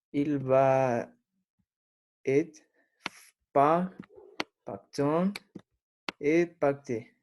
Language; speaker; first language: French; non-native, learner; Spanish